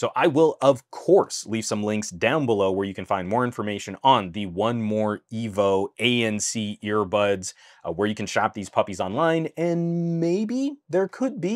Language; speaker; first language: English; native; English